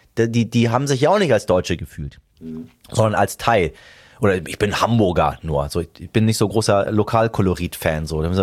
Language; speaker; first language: German; early bilingual, other home language; Persian